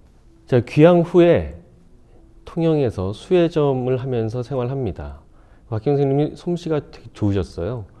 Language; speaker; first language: Korean; native; Korean